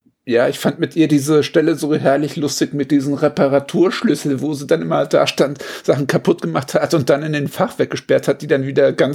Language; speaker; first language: German; native; German